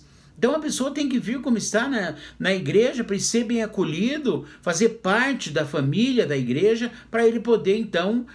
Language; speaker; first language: Portuguese; native; Portuguese